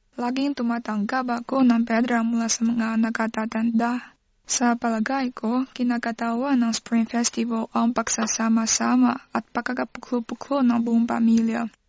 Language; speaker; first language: Filipino; non-native, learner; Chinese